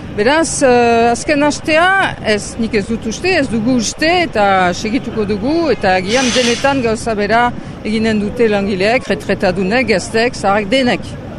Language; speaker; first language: Basque; native; Basque